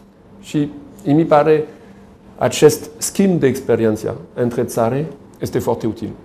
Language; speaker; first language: Romanian; non-native, learner; French